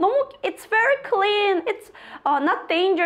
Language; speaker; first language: English; non-native, fluent; Korean